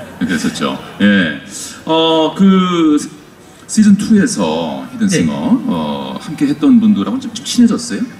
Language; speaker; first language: Korean; native; Korean